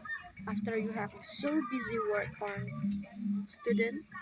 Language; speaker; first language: English; non-native, learner; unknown